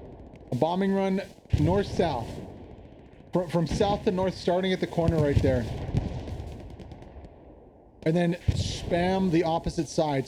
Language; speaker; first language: English; native; English